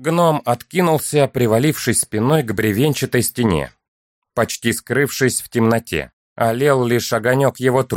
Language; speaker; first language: Russian; native; Russian